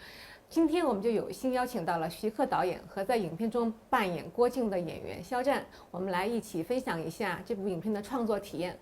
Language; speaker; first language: Chinese; native; Chinese